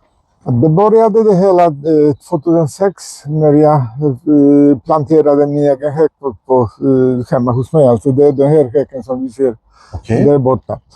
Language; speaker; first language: Swedish; non-native, fluent; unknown